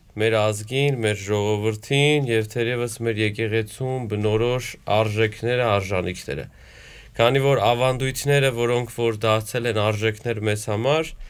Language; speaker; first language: Armenian; native; Armenian